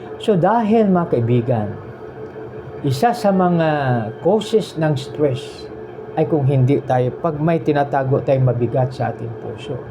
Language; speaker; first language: Filipino; native; Filipino